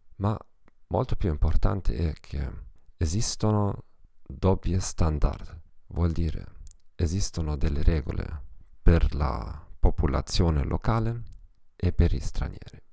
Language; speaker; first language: Italian; non-native, fluent; German